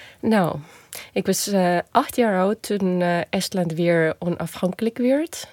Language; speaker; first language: Dutch; non-native, fluent; Estonian